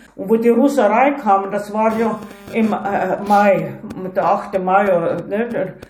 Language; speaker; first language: German; early bilingual, heritage; Ukrainian